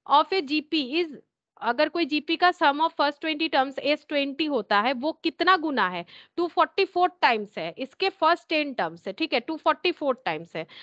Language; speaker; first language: Hindi; native; Hindi